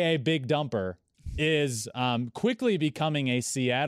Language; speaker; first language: English; native; English